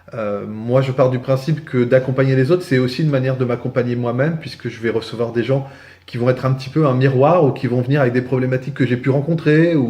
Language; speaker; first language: French; native; French